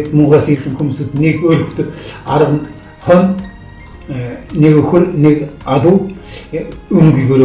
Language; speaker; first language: Mongolian; non-native, local second language; Kazakh